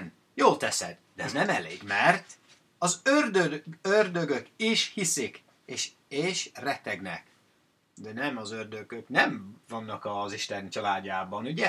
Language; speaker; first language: Hungarian; non-native, fluent; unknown